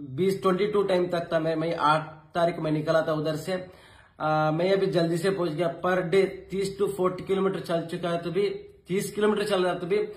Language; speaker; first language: Hindi; non-native, local second language; Kannada